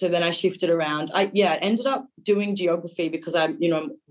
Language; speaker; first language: English; native; English